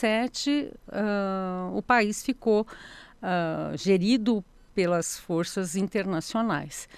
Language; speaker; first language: Portuguese; native; Portuguese